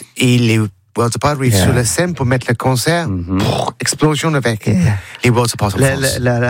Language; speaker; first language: French; non-native, learner; English